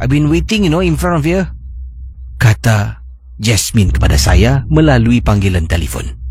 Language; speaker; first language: Malay; native; Malay